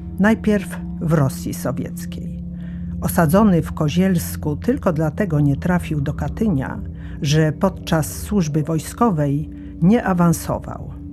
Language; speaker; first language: Polish; native; Polish